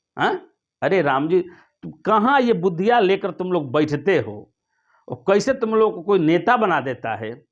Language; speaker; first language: Hindi; native; Hindi